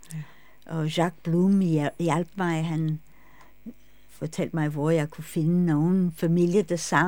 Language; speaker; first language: Danish; non-native, fluent; English